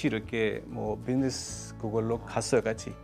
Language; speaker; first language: Korean; non-native, fluent; Urdu